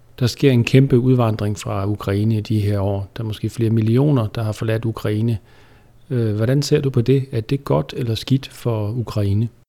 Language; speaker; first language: Danish; native; Danish